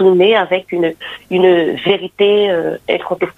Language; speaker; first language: French; non-native, local second language; Haitian Creole